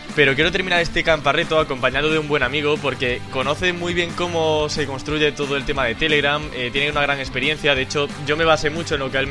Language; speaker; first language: Spanish; native; Spanish